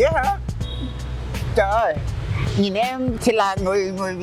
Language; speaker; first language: Vietnamese; non-native, fluent; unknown